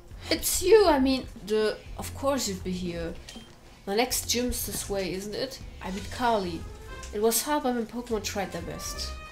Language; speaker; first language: English; non-native, fluent; German